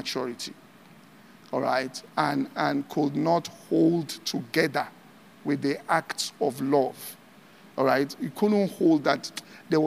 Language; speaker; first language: English; non-native, local second language; Yoruba